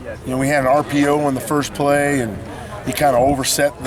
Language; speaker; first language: English; native; English